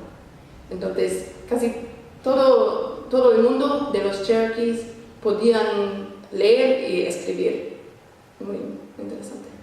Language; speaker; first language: Spanish; non-native, fluent; English